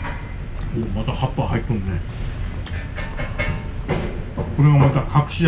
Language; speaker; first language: Japanese; native; Japanese